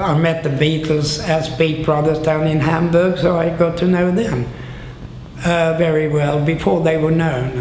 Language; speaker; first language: English; non-native, fluent; Swedish